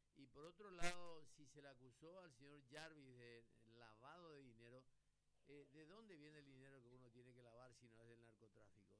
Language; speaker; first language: Spanish; native; Spanish